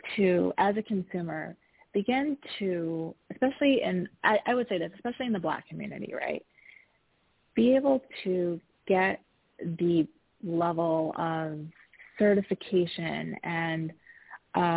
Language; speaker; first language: English; native; English